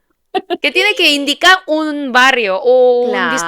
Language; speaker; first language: Spanish; non-native, fluent; Korean